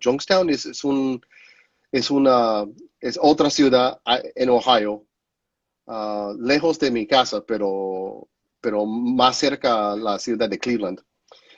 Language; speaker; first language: Spanish; non-native, fluent; English